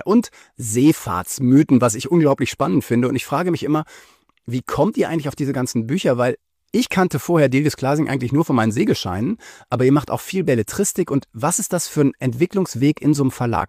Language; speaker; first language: German; native; German